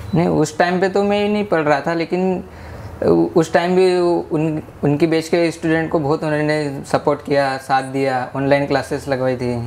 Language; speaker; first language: Hindi; native; Hindi